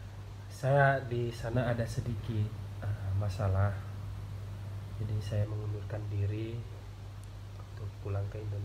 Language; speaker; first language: Indonesian; non-native, local second language; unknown